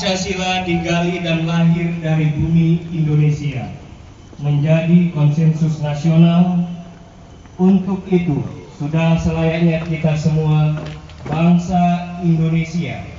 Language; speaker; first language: Indonesian; native; Indonesian